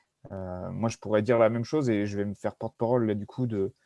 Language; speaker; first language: French; native; French